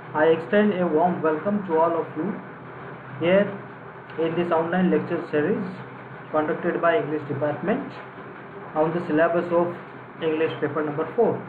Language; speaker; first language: English; non-native, local second language; Marathi